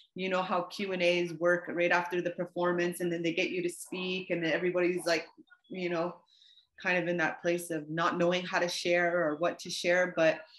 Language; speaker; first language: English; native; English